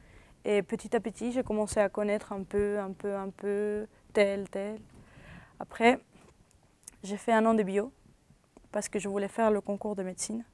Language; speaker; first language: French; early bilingual, other home language; Spanish